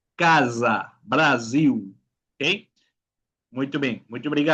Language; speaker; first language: Portuguese; non-native, fluent; Spanish